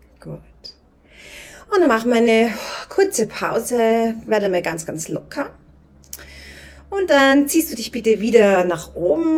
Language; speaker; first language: German; native; German